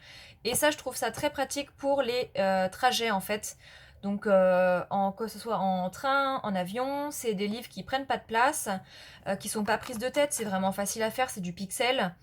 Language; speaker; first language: French; native; French